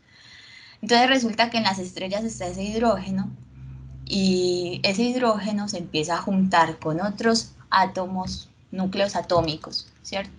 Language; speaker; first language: Spanish; native; Spanish